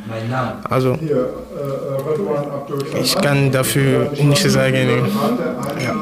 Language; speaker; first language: German; non-native, learner; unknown